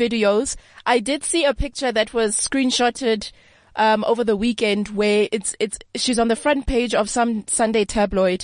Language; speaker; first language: English; non-native, local second language; Southern Sotho